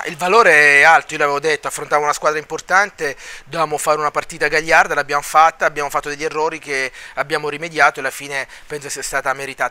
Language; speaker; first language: Italian; native; Italian